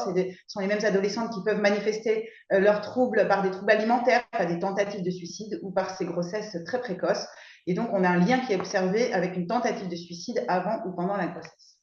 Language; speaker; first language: French; native; French